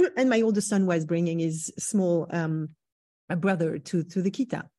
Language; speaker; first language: English; non-native, fluent; French